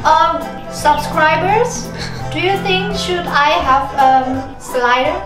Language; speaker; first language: English; non-native, learner; Thai